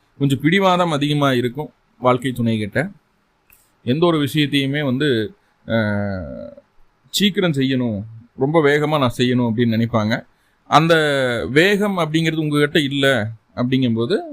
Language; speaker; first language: Tamil; native; Tamil